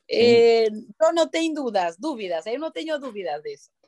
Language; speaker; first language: Portuguese; non-native, learner; Spanish